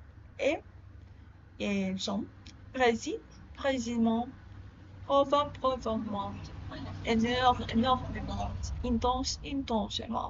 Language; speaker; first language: French; non-native, learner; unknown